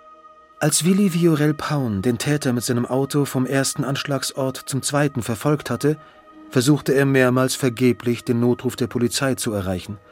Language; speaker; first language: German; native; German